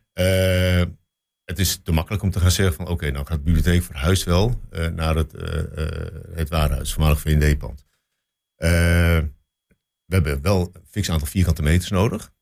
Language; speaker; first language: Dutch; native; Dutch